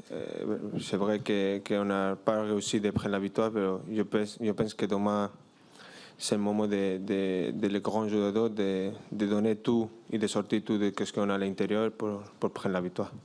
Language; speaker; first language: French; non-native, learner; Spanish